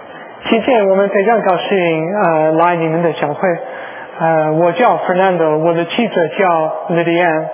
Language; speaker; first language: Chinese; non-native, learner; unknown